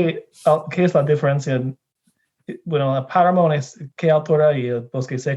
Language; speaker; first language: Spanish; non-native, fluent; English